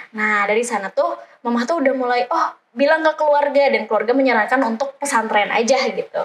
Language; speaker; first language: Indonesian; native; Indonesian